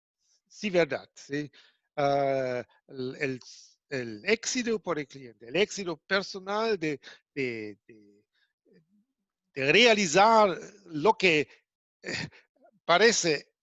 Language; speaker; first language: Spanish; non-native, fluent; German